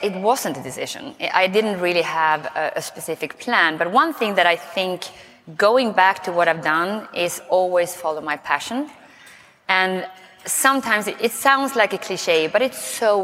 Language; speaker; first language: English; non-native, fluent; Swedish